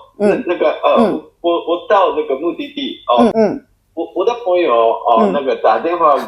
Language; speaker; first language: Chinese; non-native, fluent; Japanese